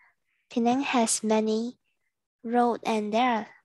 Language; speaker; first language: English; non-native, learner; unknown